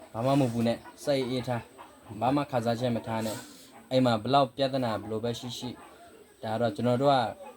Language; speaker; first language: Burmese; non-native, local second language; S'gaw Karen